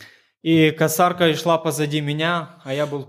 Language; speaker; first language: Polish; non-native, learner; Ukrainian